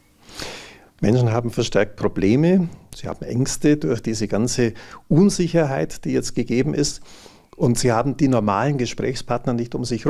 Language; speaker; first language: German; native; German